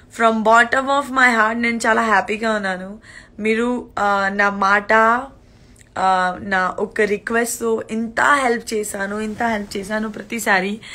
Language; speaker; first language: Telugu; non-native, learner; Gujarati